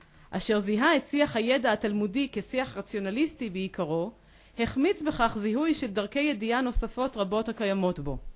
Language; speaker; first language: Hebrew; native; Hebrew